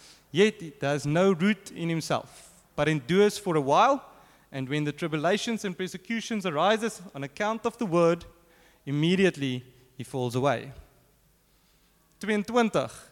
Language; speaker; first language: English; non-native, local second language; Afrikaans